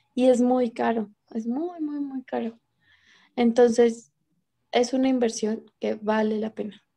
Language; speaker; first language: Spanish; native; Spanish